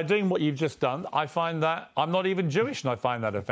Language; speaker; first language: English; native; English